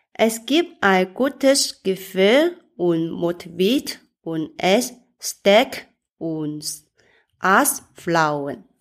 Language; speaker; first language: German; non-native, learner; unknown